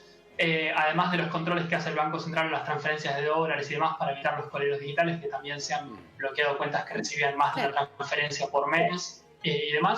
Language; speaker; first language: Spanish; native; Spanish